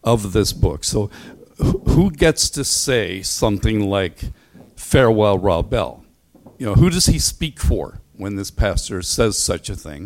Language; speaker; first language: English; native; English